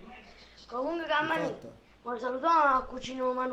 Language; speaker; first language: Italian; native; Italian